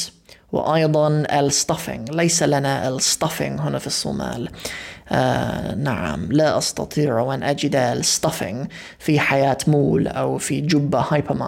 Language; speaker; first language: Arabic; non-native, fluent; English